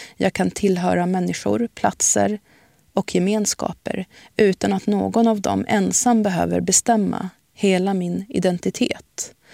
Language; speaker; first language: Swedish; early bilingual, other home language; Arabic